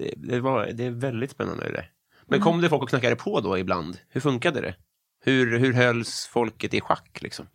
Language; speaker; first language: Swedish; native; Swedish